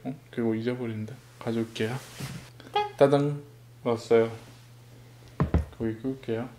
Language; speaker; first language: Korean; non-native, learner; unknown